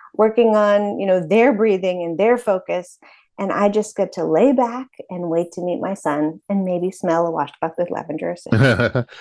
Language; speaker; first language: English; native; English